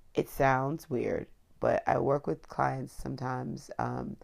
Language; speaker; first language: English; native; English